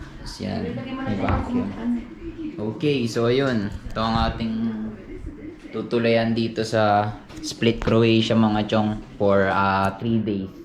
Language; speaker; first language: Filipino; native; Filipino